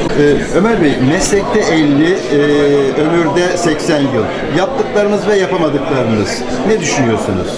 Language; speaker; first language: Turkish; native; Turkish